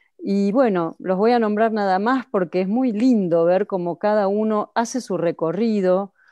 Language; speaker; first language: Spanish; native; Spanish